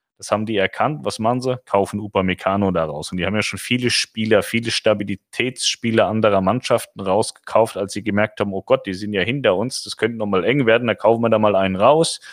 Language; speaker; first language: German; native; German